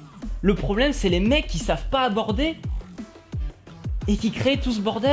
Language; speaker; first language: French; native; French